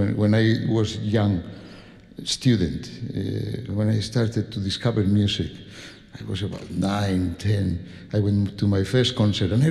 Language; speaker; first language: English; non-native, fluent; Spanish